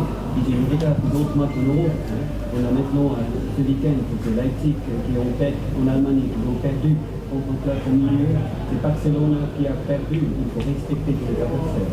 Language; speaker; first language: French; non-native, fluent; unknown